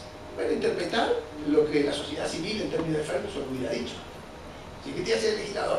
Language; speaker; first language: Spanish; native; Spanish